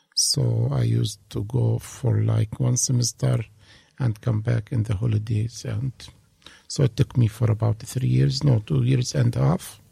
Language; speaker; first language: English; non-native, fluent; Arabic